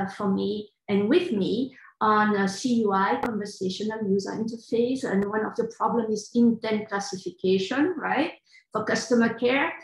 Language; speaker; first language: English; non-native, fluent; French